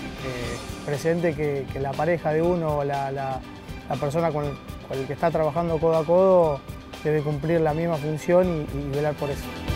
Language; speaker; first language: Spanish; native; Spanish